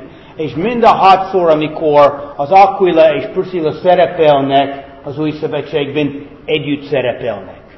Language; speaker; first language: Hungarian; non-native, fluent; English